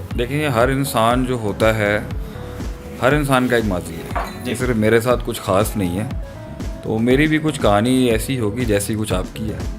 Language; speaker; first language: Urdu; native; Urdu